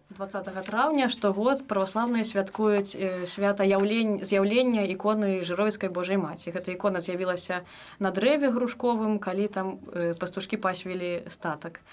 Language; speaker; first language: Belarusian; native; Belarusian